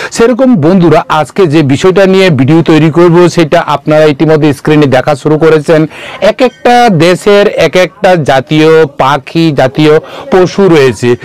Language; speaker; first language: Bangla; non-native, local second language; Kok Borok